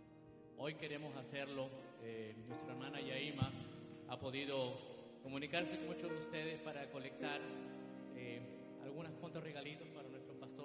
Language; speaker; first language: Spanish; native; Spanish